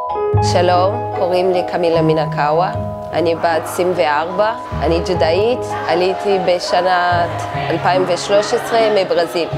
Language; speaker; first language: Hebrew; non-native, learner; Portuguese